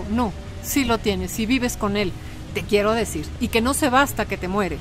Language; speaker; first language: Spanish; native; Spanish